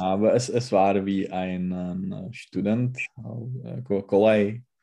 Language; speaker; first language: German; non-native, learner; Czech